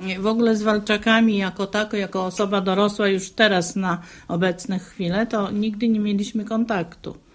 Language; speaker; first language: Polish; native; Polish